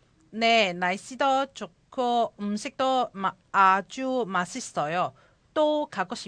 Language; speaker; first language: Korean; non-native, learner; Cantonese